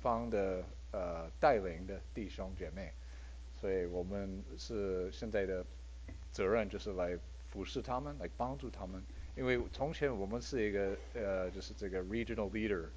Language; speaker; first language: Chinese; early bilingual, heritage; Chinese